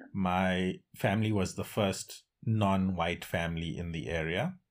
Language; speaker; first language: English; native; English